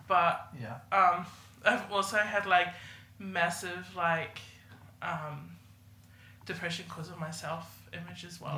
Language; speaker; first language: English; native; English